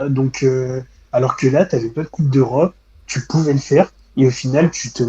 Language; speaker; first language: French; native; French